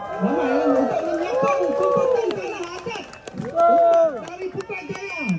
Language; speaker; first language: Malay; non-native, local second language; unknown